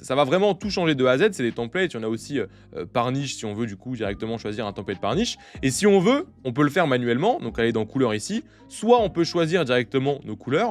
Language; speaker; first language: French; native; French